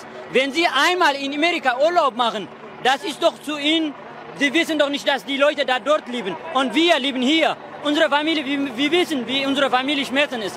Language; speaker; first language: German; non-native, fluent; Tigrinya